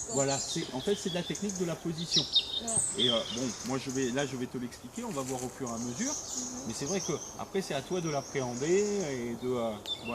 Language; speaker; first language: French; native; French